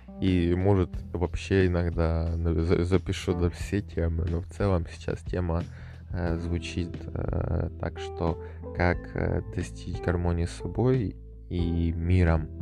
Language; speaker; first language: Russian; native; Russian